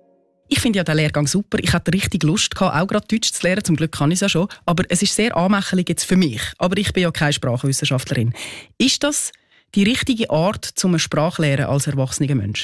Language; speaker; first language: German; native; German